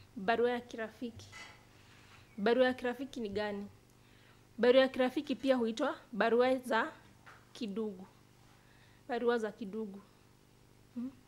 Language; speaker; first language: Swahili; non-native, local second language; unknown